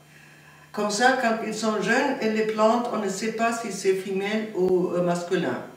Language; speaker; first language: French; non-native, fluent; German